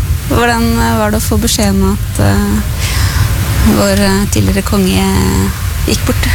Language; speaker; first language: Norwegian; native; Norwegian